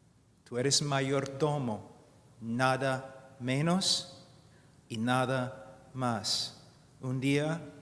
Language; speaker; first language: Spanish; non-native, fluent; English